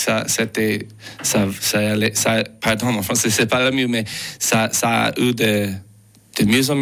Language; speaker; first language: French; non-native, learner; English